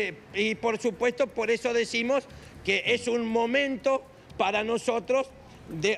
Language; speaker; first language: Spanish; native; Spanish